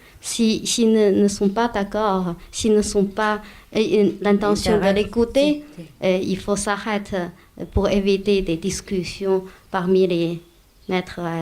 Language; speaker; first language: French; non-native, fluent; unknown